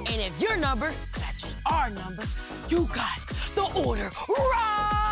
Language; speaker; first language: English; native; English